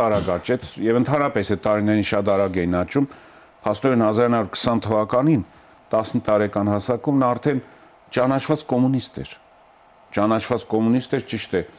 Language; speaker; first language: Armenian; native; Armenian